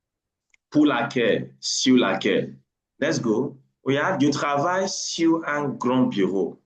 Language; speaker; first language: French; non-native, learner; English